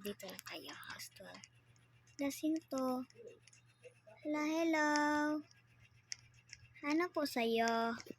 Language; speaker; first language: Filipino; non-native, local second language; Cebuano